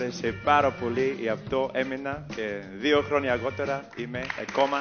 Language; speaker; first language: Greek; non-native, learner; English